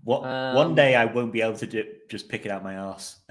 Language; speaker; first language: English; native; English